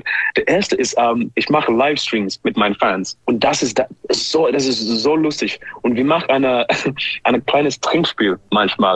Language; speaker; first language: German; non-native, learner; English